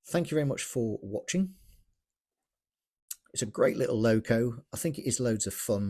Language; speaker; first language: English; native; English